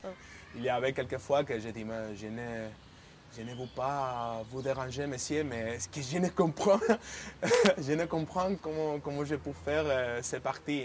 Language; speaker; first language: French; non-native, fluent; Spanish